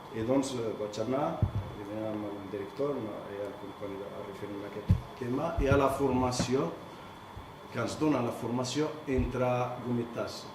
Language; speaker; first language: Catalan; non-native, fluent; Arabic